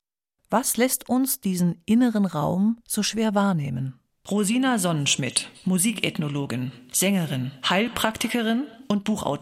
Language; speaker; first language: German; native; German